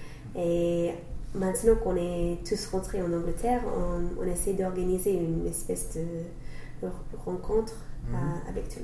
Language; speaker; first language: French; non-native, fluent; English